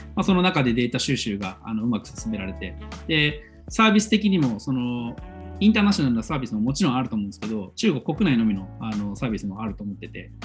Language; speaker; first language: Japanese; native; Japanese